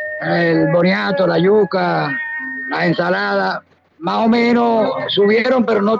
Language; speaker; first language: Spanish; native; Spanish